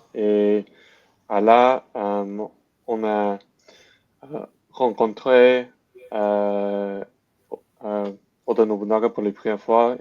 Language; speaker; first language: French; non-native, learner; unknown